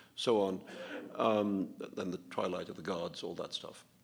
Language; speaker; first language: English; non-native, local second language; Urdu